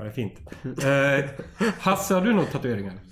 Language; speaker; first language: Swedish; native; Swedish